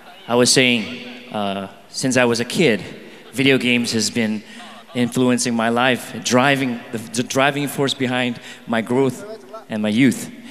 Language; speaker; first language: English; non-native, local second language; Chinese